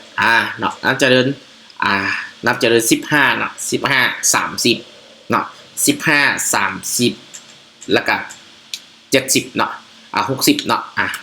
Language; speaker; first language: Thai; non-native, local second language; Northeastern Thai